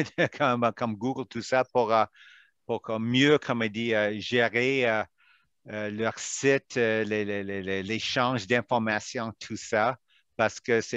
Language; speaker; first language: French; non-native, local second language; English